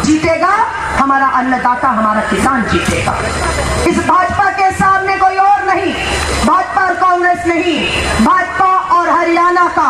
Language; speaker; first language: Hindi; native; Hindi